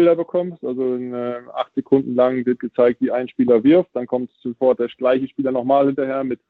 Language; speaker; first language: German; native; German